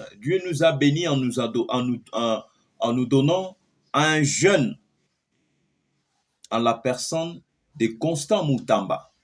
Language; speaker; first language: French; non-native, local second language; Lingala